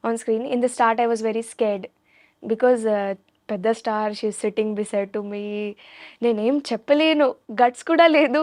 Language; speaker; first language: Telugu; non-native, learner; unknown